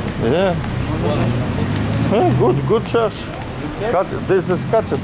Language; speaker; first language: English; non-native, learner; Russian